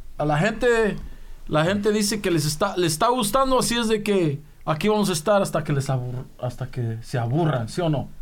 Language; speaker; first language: Spanish; native; Spanish